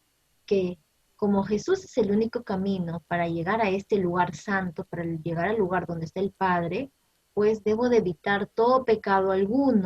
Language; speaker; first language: Spanish; native; Spanish